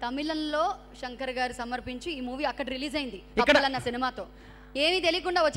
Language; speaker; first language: Telugu; native; Telugu